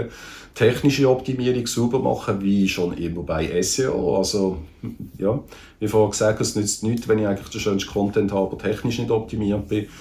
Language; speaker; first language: German; native; German